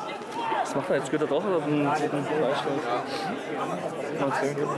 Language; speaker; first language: German; native; German